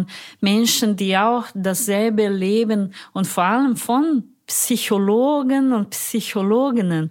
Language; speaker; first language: German; non-native, fluent; Portuguese